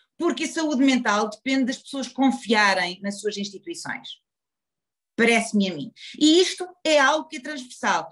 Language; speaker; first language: Portuguese; native; Portuguese